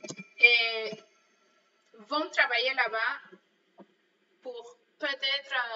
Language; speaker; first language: French; non-native, fluent; Spanish